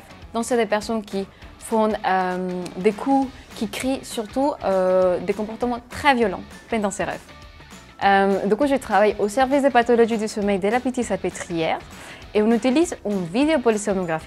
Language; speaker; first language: French; non-native, fluent; Spanish